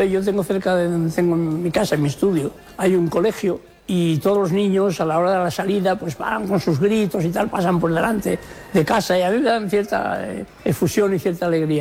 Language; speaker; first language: Spanish; native; Spanish